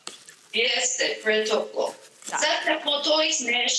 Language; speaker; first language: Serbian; early bilingual, heritage; Serbian